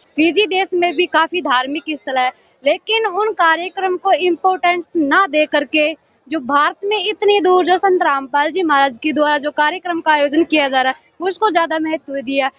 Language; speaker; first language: Hindi; native; Hindi